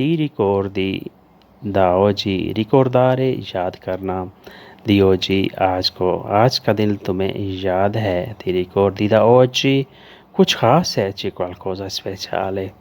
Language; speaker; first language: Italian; non-native, learner; Urdu